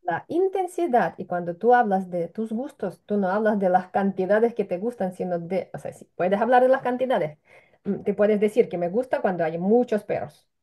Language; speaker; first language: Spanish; non-native, fluent; Ukrainian